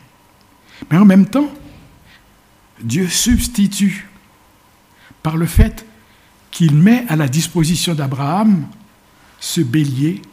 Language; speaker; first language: French; native; French